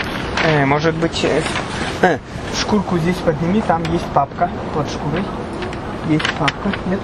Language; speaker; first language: Russian; non-native, local second language; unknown